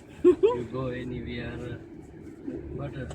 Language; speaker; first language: English; non-native, learner; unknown